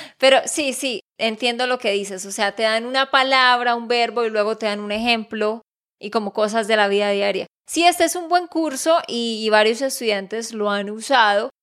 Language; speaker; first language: Spanish; native; Spanish